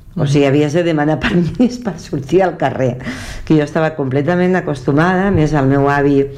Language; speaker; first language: Catalan; non-native, local second language; Spanish